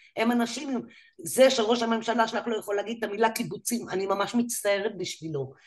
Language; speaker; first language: Hebrew; native; Hebrew